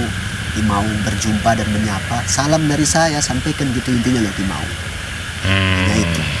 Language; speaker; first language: Indonesian; native; Indonesian